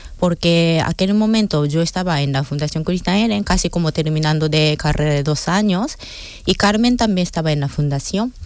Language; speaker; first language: Spanish; non-native, fluent; Japanese